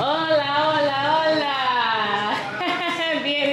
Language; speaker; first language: Spanish; non-native, learner; English